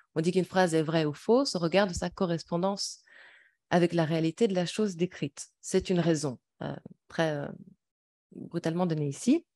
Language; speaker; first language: French; native; French